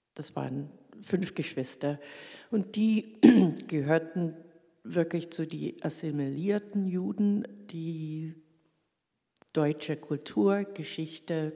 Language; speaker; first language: German; early bilingual, heritage; German